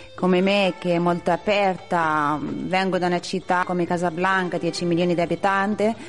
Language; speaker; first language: Italian; non-native, fluent; Arabic